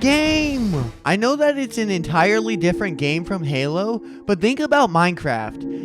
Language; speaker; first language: English; native; English